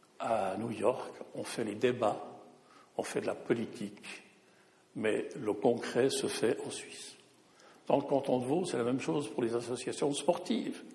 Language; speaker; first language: French; non-native, local second language; German